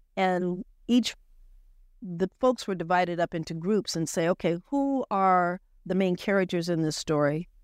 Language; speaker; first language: English; native; English